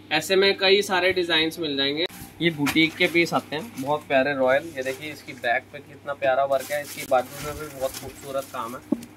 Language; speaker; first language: Hindi; native; Hindi